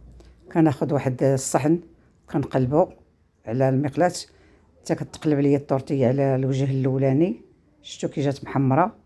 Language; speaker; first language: Arabic; native; Arabic